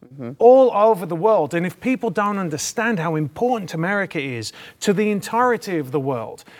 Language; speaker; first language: English; native; English